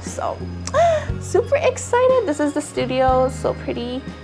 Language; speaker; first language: English; early bilingual, other home language; Korean